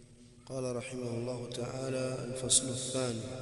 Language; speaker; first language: Arabic; non-native, fluent; Swahili